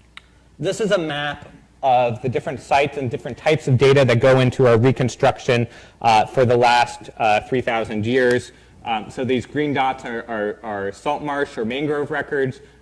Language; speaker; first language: English; native; English